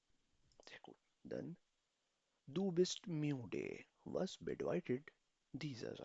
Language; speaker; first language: German; non-native, fluent; Urdu